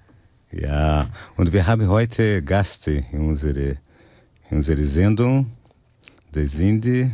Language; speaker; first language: German; non-native, fluent; Portuguese